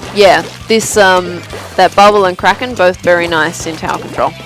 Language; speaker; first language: English; native; English